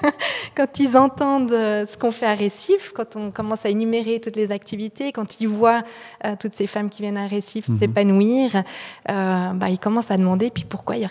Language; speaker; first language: French; native; French